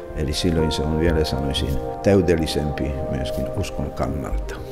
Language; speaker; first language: Finnish; non-native, fluent; Polish